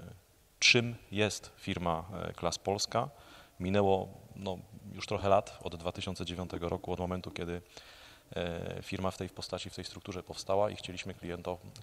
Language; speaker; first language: Polish; native; Polish